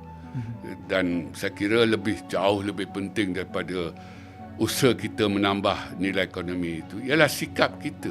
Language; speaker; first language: Malay; native; Malay